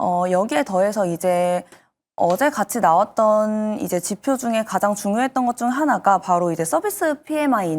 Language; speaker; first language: Korean; native; Korean